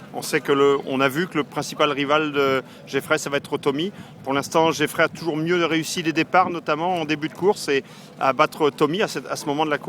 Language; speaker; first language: French; native; French